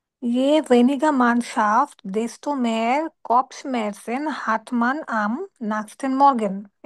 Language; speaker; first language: German; non-native, learner; Bangla